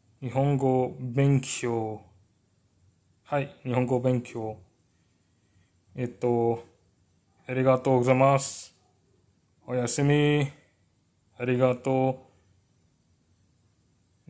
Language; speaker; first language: Japanese; non-native, learner; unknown